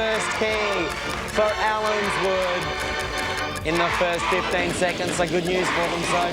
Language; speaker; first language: English; native; English